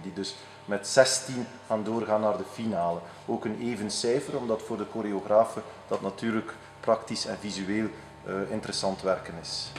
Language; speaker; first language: Dutch; native; Dutch